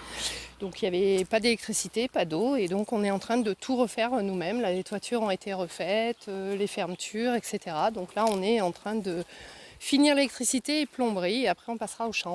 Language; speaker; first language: French; native; French